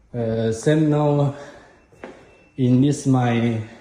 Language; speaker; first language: English; non-native, learner; Chinese